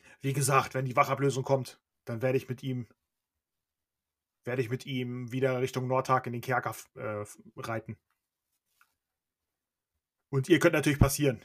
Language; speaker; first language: German; native; German